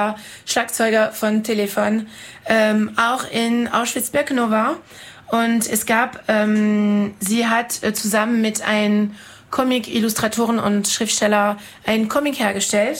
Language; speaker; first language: German; non-native, fluent; French